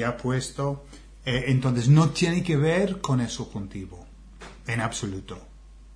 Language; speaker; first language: Spanish; non-native, fluent; English